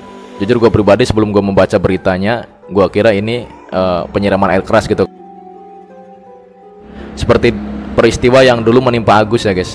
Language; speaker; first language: Indonesian; native; Indonesian